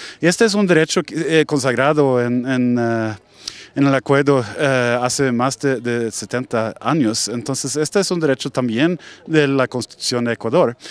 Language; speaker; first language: Spanish; non-native, fluent; Swedish